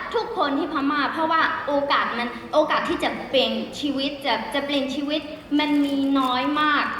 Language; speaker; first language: Thai; non-native, fluent; Burmese